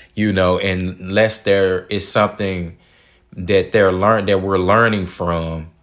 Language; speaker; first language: English; native; English